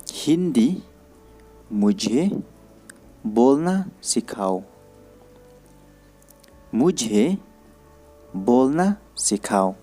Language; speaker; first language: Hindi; non-native, learner; Khasi